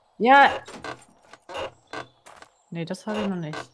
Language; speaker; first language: German; native; German